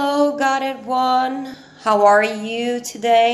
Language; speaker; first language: English; non-native, fluent; Portuguese